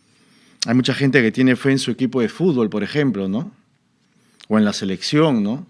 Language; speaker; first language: Spanish; native; Spanish